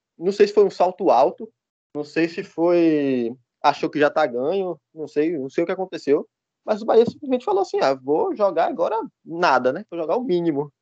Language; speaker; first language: Portuguese; native; Portuguese